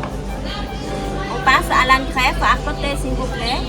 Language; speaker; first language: French; non-native, fluent; Vietnamese